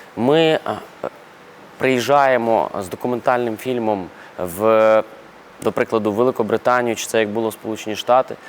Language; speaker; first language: Ukrainian; non-native, local second language; Russian